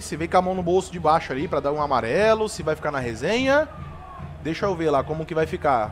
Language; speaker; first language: Portuguese; native; Portuguese